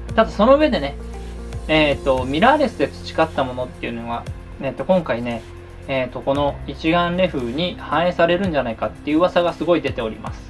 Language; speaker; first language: Japanese; native; Japanese